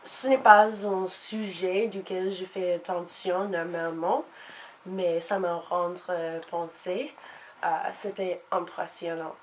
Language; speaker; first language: French; non-native, learner; English